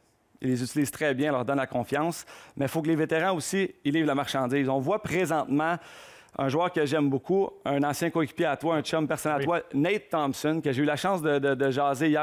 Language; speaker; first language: French; native; French